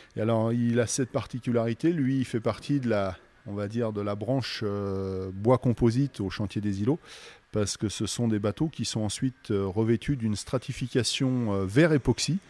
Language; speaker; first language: French; native; French